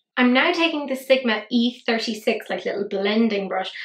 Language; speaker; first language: English; native; English